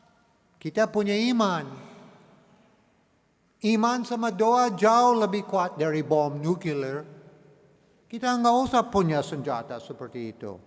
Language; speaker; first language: Indonesian; non-native, learner; English